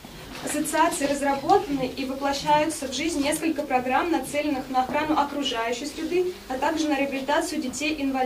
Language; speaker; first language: Russian; native; Russian